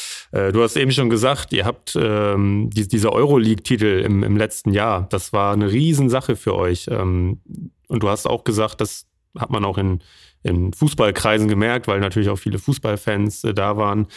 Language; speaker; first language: German; native; German